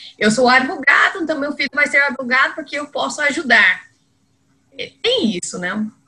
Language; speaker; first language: Portuguese; non-native, fluent; English